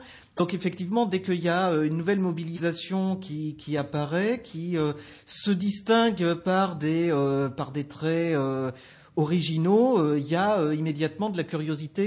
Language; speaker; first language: French; native; French